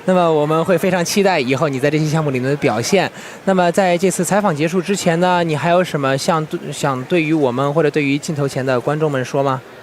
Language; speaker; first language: Chinese; native; Chinese